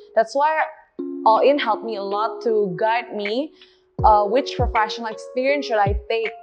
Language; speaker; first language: English; non-native, fluent; Indonesian